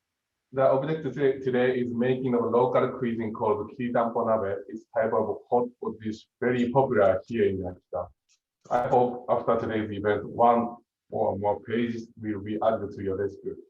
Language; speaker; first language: English; non-native, fluent; Japanese